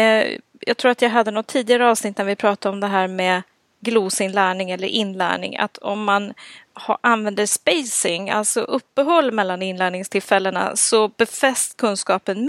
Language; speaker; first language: Swedish; native; Swedish